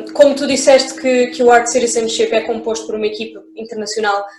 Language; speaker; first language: Portuguese; native; Portuguese